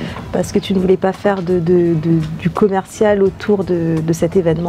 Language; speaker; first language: French; native; French